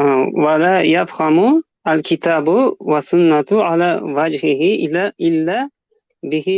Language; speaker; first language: Arabic; non-native, learner; Uzbek